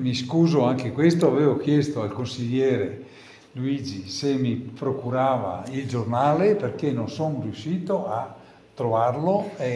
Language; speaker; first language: Italian; native; Italian